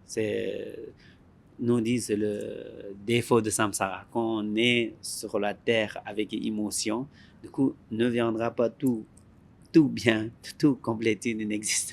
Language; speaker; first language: French; non-native, learner; Tibetan